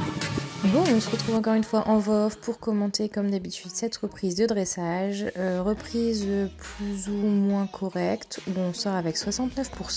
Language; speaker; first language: French; native; French